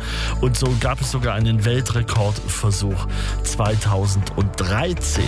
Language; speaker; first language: German; native; German